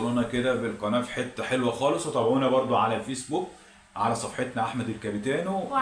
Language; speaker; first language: Arabic; native; Arabic